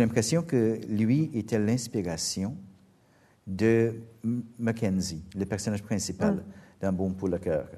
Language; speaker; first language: French; non-native, fluent; English